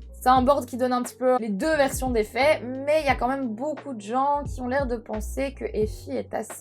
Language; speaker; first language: French; native; French